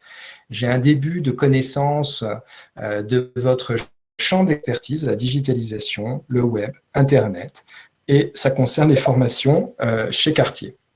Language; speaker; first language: French; native; French